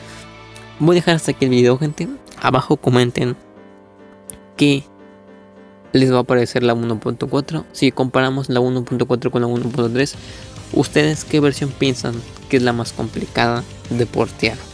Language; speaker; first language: Spanish; native; Spanish